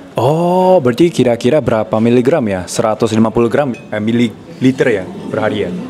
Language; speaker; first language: Indonesian; non-native, fluent; Japanese